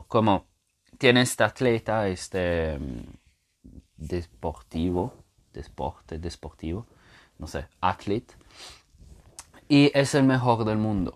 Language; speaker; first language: Spanish; non-native, fluent; Portuguese